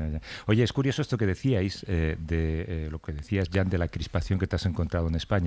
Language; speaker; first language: Spanish; native; Spanish